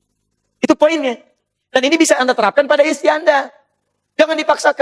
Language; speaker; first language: Indonesian; native; Indonesian